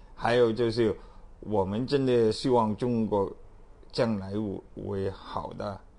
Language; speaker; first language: Chinese; non-native, local second language; Cantonese